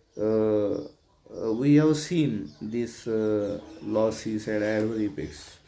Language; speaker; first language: English; non-native, local second language; Marathi